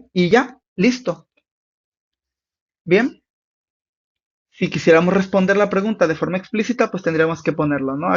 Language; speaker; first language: Spanish; native; Spanish